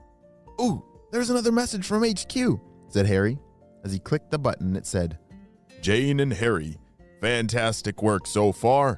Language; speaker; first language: English; native; English